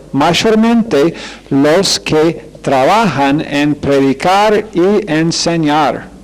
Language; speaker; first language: Spanish; non-native, fluent; English